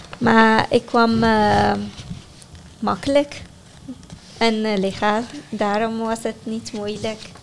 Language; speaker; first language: Dutch; non-native, learner; Arabic